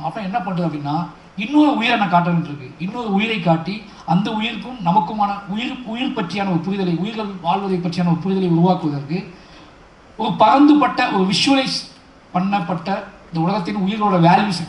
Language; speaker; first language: Tamil; native; Tamil